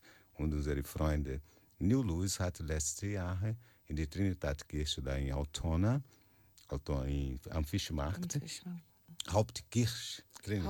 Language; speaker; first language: German; non-native, learner; Portuguese